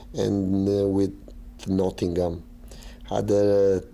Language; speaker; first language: English; non-native, learner; Italian